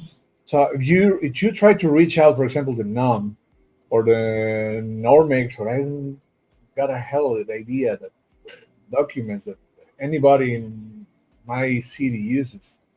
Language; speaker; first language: English; non-native, fluent; Spanish